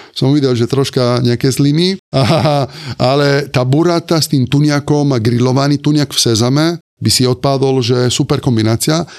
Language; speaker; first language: Slovak; non-native, fluent; Italian